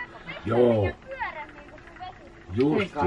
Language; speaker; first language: Finnish; native; Finnish